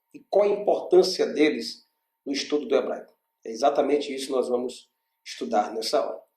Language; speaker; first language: Portuguese; native; Portuguese